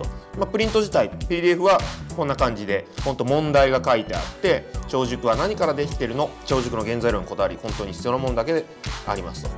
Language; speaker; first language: Japanese; native; Japanese